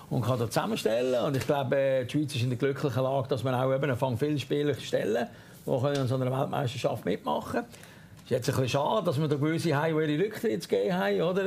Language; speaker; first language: German; native; German